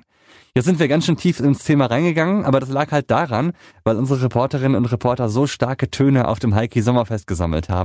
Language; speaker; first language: German; native; German